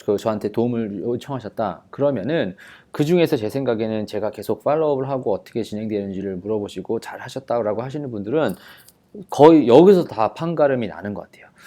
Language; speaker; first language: Korean; early bilingual, heritage; Korean